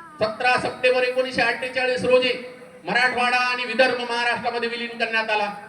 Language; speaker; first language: Marathi; non-native, local second language; Lambadi